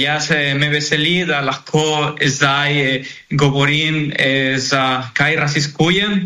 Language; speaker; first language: Slovenian; non-native, learner; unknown